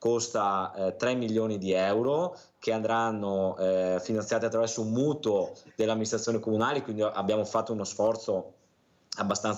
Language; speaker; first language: Italian; native; Italian